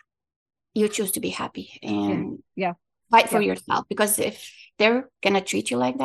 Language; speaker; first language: English; non-native, fluent; Arabic